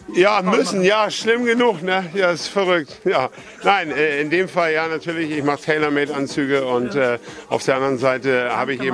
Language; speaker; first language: German; native; German